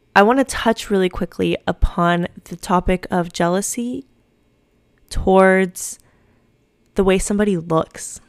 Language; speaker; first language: English; early bilingual, other home language; Spanish